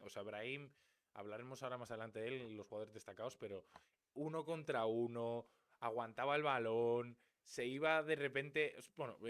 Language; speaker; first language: Spanish; native; Spanish